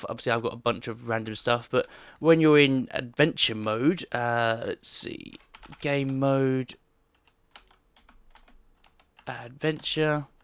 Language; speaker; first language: English; native; English